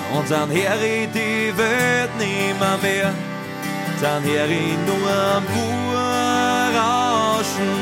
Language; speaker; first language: German; native; German